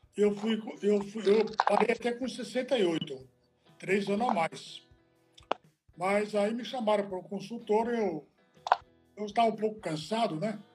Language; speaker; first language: Portuguese; non-native, fluent; Italian